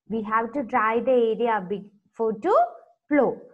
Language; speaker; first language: English; non-native, local second language; Malayalam